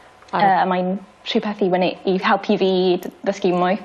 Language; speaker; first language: Welsh; non-native, local second language; English